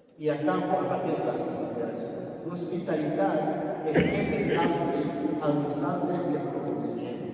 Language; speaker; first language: Catalan; non-native, fluent; Kinyarwanda